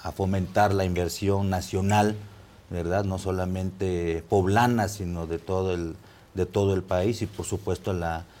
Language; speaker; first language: Spanish; native; Spanish